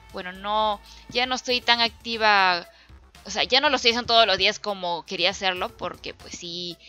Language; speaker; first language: Spanish; native; Spanish